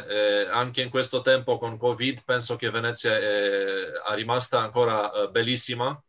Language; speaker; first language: Italian; non-native, fluent; Romanian